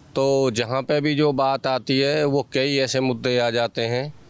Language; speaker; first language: Hindi; native; Hindi